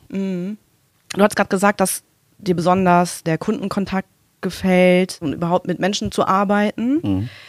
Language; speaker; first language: German; native; German